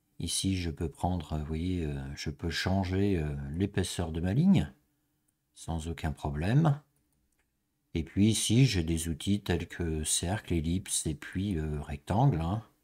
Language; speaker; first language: French; native; French